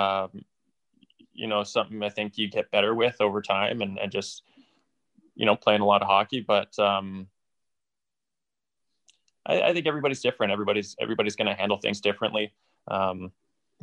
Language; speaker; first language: English; native; English